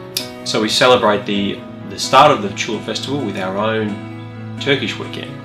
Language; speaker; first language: English; native; English